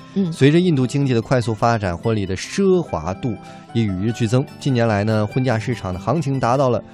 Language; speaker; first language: Chinese; native; Chinese